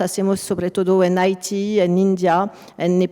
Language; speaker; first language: Spanish; non-native, fluent; French